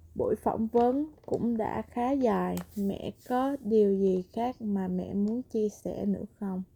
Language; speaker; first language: Vietnamese; early bilingual, other home language; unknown